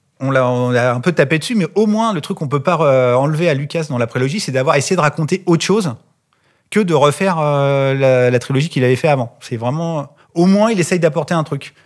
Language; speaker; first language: French; native; French